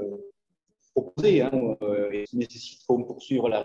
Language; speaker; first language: French; native; French